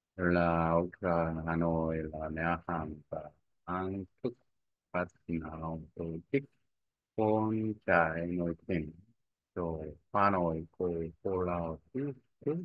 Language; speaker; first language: Vietnamese; non-native, learner; Korean